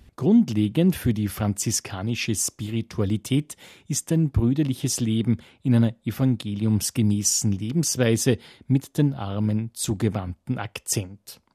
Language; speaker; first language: German; native; German